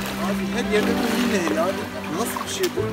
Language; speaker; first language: Turkish; native; Turkish